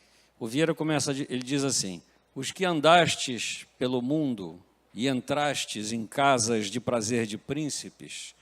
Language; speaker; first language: Portuguese; native; Portuguese